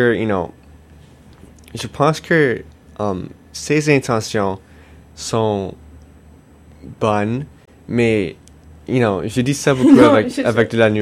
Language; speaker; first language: French; non-native, local second language; English